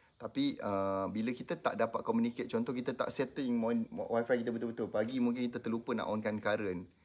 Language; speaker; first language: Malay; native; Malay